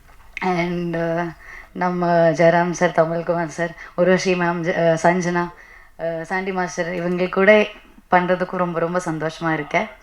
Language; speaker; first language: Tamil; non-native, learner; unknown